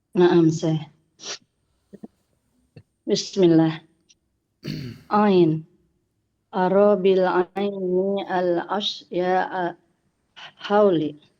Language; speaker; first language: Arabic; non-native, learner; Indonesian